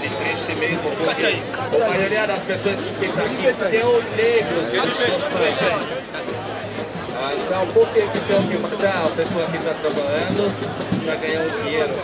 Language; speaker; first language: Portuguese; non-native, learner; English